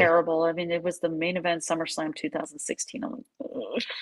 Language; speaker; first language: English; native; English